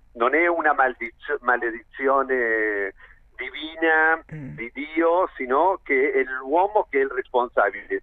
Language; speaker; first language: Italian; non-native, fluent; Spanish